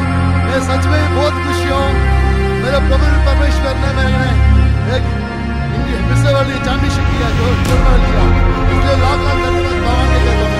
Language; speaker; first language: Hindi; non-native, local second language; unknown